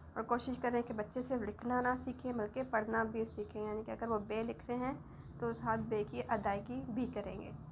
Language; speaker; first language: Urdu; native; Urdu